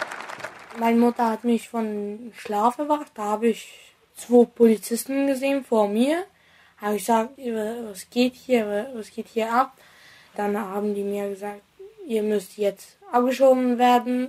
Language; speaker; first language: German; early bilingual, other home language; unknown